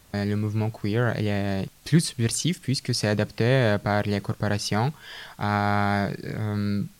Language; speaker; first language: French; non-native, fluent; Russian